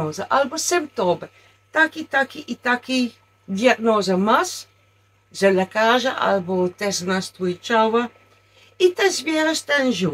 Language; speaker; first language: Polish; non-native, learner; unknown